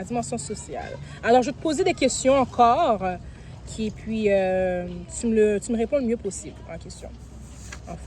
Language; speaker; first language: French; native; French